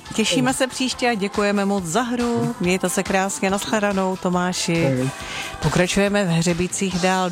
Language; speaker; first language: Czech; native; Czech